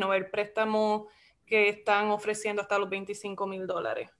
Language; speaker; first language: Spanish; early bilingual, heritage; Spanish